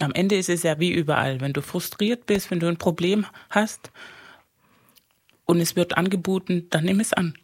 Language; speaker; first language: German; non-native, fluent; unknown